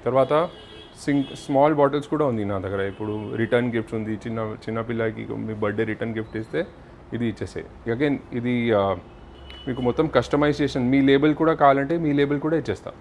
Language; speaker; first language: Telugu; non-native, local second language; Hindi